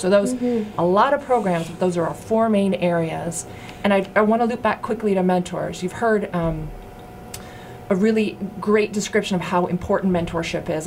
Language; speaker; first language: English; native; English